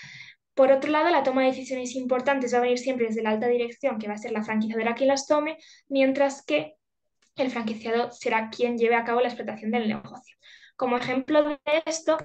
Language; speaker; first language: Spanish; native; Spanish